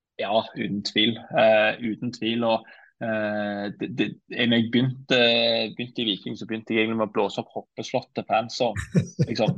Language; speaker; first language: Norwegian; native; Norwegian